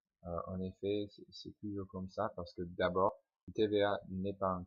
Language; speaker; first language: French; non-native, fluent; English